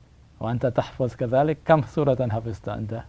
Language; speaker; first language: Arabic; non-native, learner; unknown